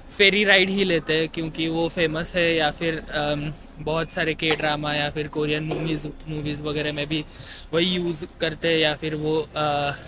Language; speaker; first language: Hindi; non-native, local second language; Marathi